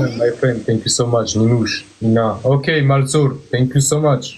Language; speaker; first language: English; non-native, learner; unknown